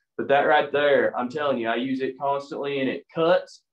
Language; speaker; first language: English; native; English